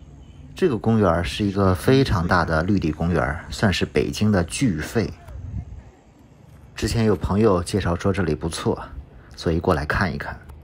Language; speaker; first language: Chinese; native; Chinese